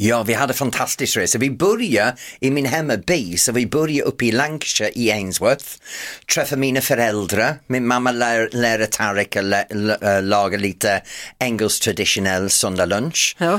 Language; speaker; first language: Swedish; non-native, fluent; English